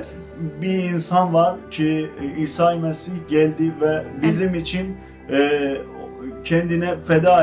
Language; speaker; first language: Turkish; non-native, fluent; Azerbaijani